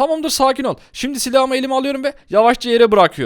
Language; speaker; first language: Turkish; native; Turkish